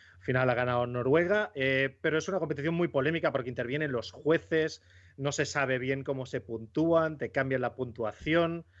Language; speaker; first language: Spanish; native; Spanish